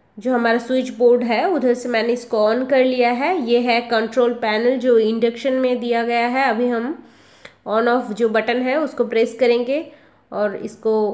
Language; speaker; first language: Hindi; non-native, local second language; Bangla